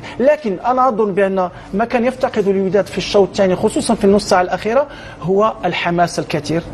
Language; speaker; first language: Arabic; native; Arabic